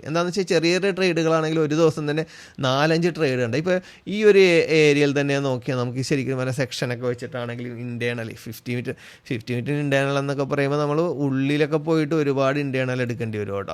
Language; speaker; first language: Malayalam; native; Malayalam